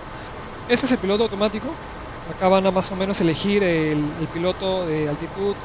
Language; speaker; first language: Spanish; native; Spanish